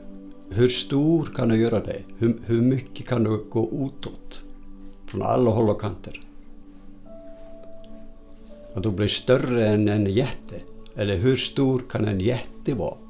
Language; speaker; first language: Swedish; non-native, fluent; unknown